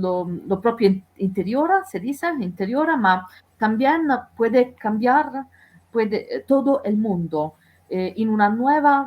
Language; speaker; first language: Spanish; non-native, learner; Italian